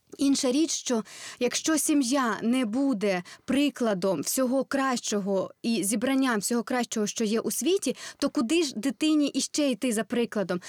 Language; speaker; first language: Ukrainian; non-native, local second language; Russian